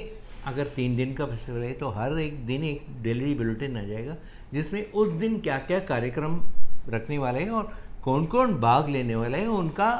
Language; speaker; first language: Hindi; non-native, local second language; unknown